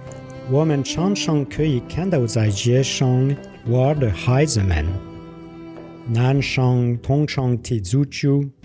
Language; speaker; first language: Chinese; non-native, learner; French